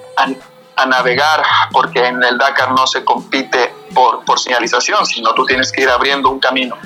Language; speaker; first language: Spanish; native; Spanish